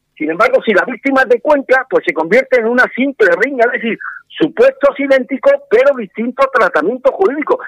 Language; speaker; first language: Spanish; native; Spanish